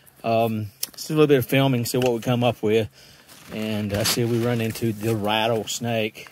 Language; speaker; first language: English; native; English